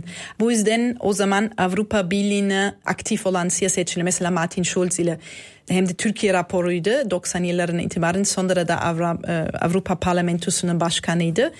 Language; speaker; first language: Turkish; non-native, fluent; German